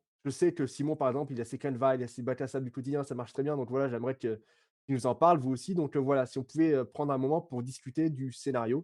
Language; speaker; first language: French; native; French